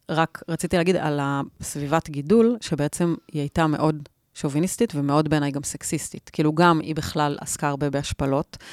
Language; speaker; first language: Hebrew; native; Hebrew